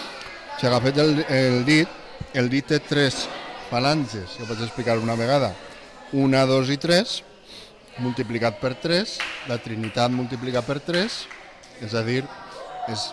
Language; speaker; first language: Catalan; native; Catalan